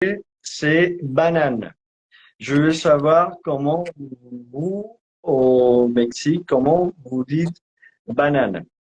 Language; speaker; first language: French; non-native, fluent; Spanish